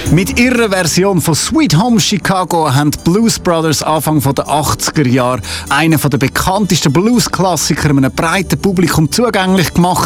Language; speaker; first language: German; native; German